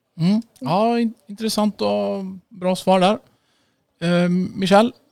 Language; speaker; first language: Swedish; native; Swedish